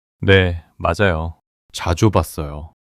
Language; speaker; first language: Korean; early bilingual, heritage; English